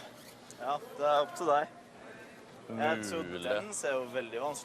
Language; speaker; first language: Norwegian; native; Norwegian